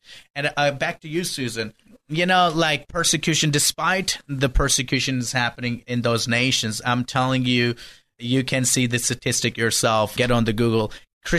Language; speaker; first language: English; non-native, local second language; Urdu